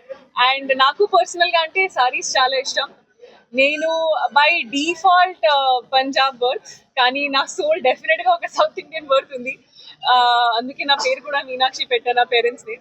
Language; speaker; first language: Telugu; non-native, fluent; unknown